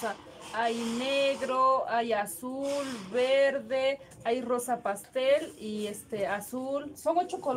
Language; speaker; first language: Spanish; native; Spanish